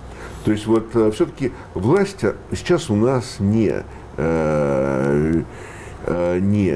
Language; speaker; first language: Russian; native; Russian